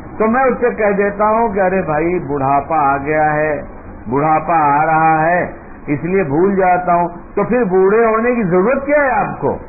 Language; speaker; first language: Urdu; native; Urdu